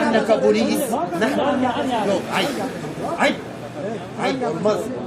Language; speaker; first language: Arabic; non-native, learner; Uzbek